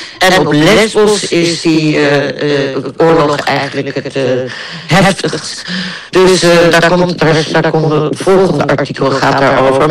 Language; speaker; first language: Dutch; native; Dutch